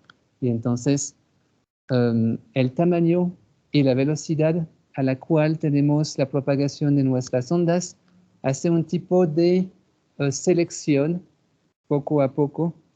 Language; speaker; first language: Spanish; non-native, fluent; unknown